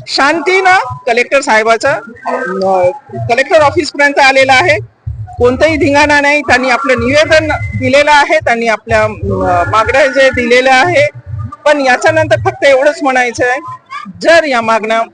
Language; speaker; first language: Marathi; non-native, local second language; Lambadi